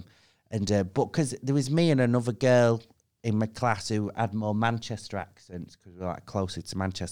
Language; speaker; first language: English; native; English